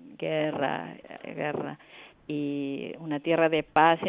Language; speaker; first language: Spanish; non-native, fluent; Korean